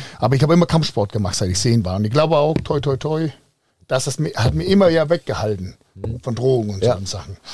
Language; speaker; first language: German; non-native, fluent; Danish